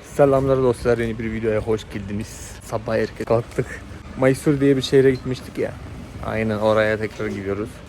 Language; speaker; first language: Turkish; non-native, fluent; Malayalam